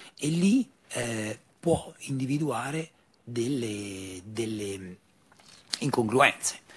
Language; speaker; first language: Italian; native; Italian